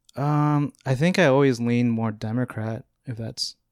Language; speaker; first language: English; native; English